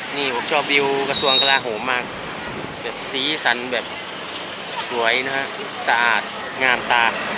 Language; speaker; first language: Thai; native; Thai